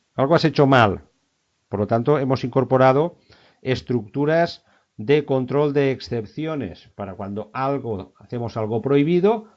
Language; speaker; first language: Spanish; native; Spanish